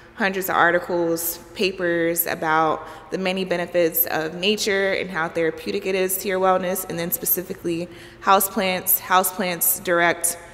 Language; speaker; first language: English; native; English